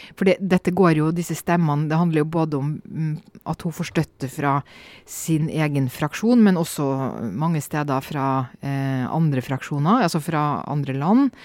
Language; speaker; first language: Norwegian; native; Norwegian